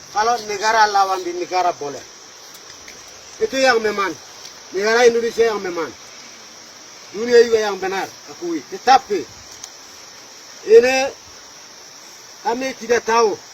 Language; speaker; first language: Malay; non-native, local second language; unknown